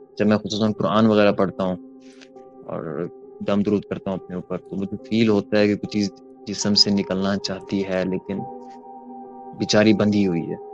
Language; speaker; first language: Urdu; early bilingual, heritage; Urdu